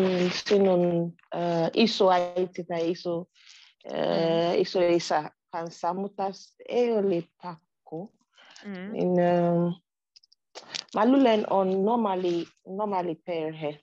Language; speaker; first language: Finnish; non-native, learner; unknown